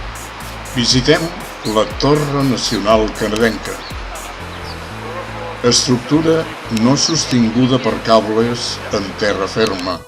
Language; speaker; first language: Catalan; native; Catalan